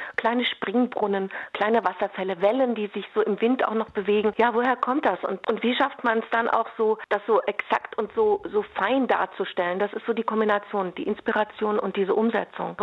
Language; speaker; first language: German; native; German